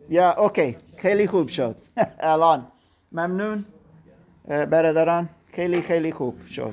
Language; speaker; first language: Persian; non-native, learner; German